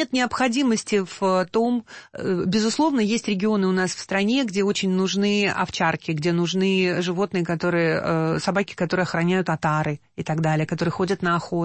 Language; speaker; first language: Russian; native; Russian